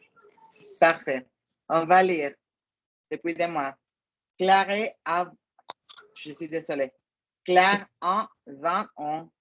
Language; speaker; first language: French; non-native, fluent; Spanish